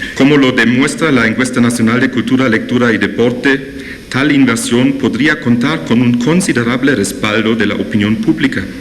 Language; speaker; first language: Spanish; non-native, fluent; German